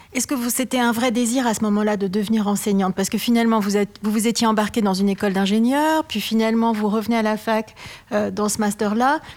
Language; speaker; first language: French; native; French